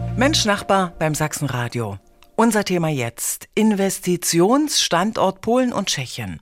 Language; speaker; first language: German; native; German